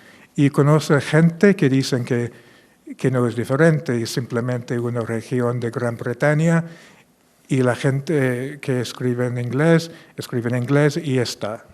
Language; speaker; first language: Spanish; non-native, fluent; English